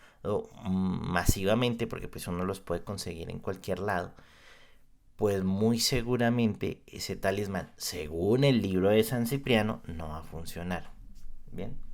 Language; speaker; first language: Spanish; native; Spanish